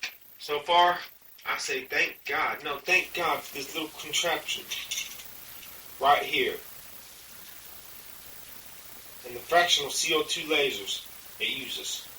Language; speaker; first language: English; native; English